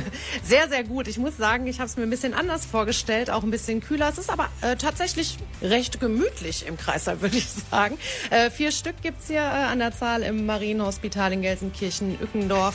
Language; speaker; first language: German; native; German